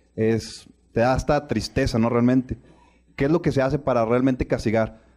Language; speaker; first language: Spanish; native; Spanish